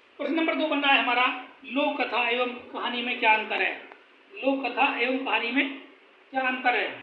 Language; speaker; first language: Hindi; native; Hindi